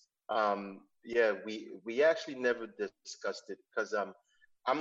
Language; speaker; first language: English; non-native, local second language; Igbo